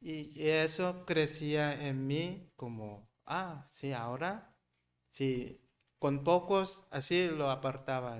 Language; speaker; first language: Spanish; non-native, learner; Korean